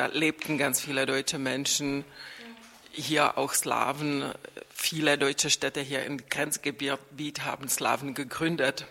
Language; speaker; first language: German; non-native, fluent; Czech